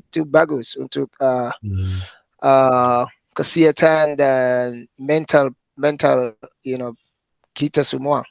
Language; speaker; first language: Indonesian; non-native, fluent; English